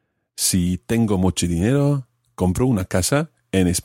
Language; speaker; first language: Spanish; non-native, fluent; English